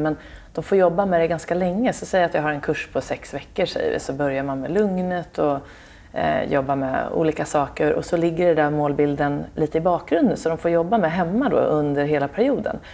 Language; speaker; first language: Swedish; native; Swedish